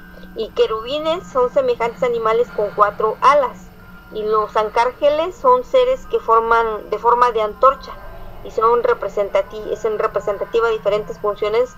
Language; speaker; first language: Spanish; native; Spanish